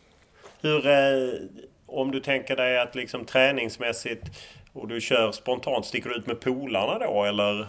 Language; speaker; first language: Swedish; native; Swedish